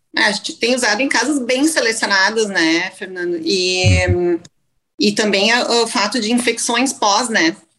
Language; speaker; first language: Portuguese; native; Portuguese